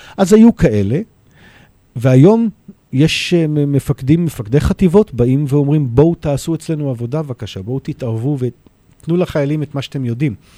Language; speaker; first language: Hebrew; native; Hebrew